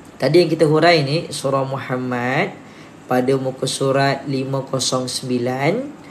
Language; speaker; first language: Malay; native; Malay